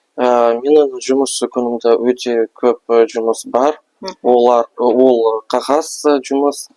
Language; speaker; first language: Kazakh; non-native, local second language; Russian